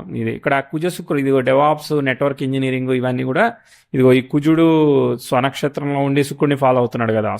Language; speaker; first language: Telugu; native; Telugu